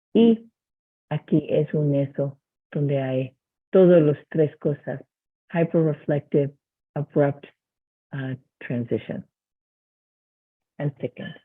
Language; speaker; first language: Spanish; early bilingual, heritage; Spanish